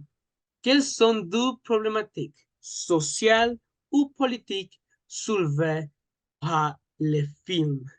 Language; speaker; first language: French; non-native, learner; Spanish